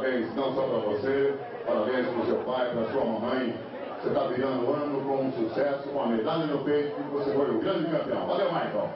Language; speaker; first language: Portuguese; native; Portuguese